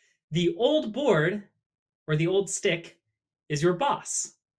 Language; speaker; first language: English; native; English